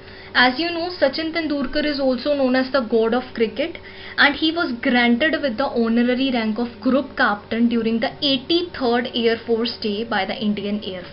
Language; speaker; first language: English; non-native, local second language; Hindi